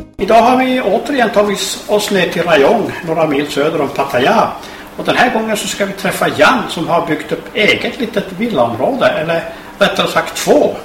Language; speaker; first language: Swedish; native; Swedish